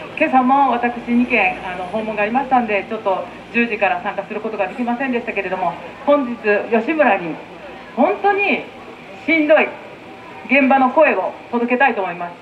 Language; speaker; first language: Japanese; native; Japanese